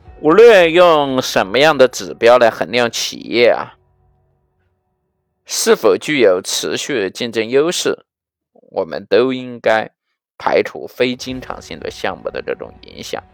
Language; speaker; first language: Chinese; native; Chinese